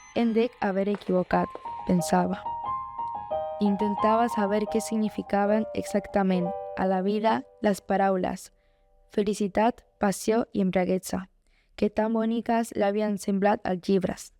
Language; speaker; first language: Catalan; non-native, learner; Spanish